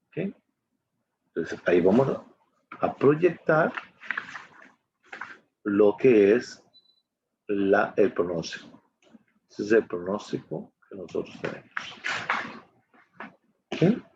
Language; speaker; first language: Spanish; native; Spanish